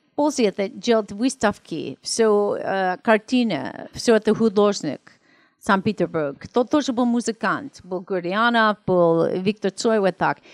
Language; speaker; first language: Russian; non-native, fluent; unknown